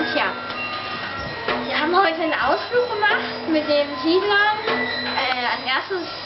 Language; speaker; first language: German; native; German